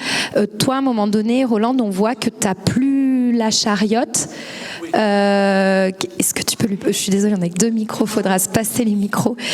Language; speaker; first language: French; native; French